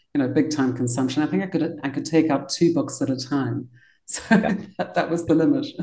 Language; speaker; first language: English; native; English